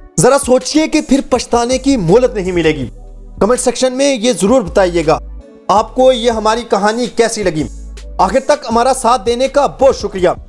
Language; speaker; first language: Urdu; native; Urdu